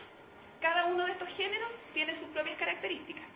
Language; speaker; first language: Spanish; native; Spanish